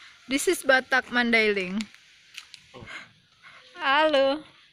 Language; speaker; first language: English; non-native, learner; Indonesian